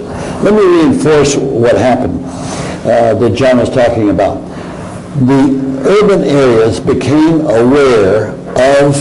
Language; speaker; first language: English; native; English